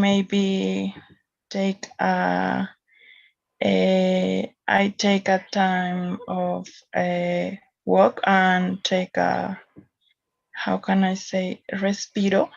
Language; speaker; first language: English; non-native, learner; Spanish